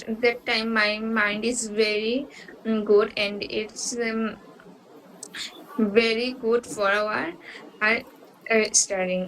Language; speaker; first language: English; non-native, learner; Bangla